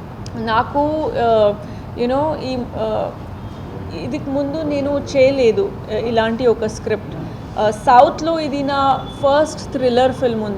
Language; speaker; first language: Telugu; non-native, fluent; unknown